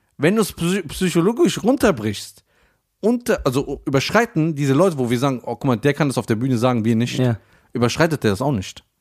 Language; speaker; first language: German; early bilingual, other home language; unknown